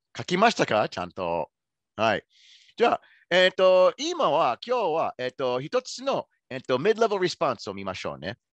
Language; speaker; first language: Japanese; non-native, fluent; English